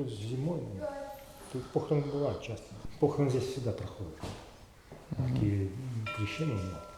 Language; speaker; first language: Russian; native; Russian